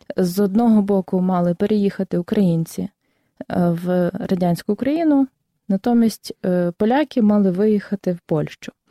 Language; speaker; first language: Ukrainian; native; Ukrainian